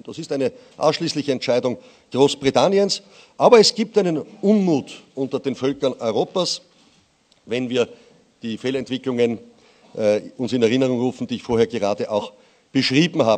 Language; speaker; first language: German; native; German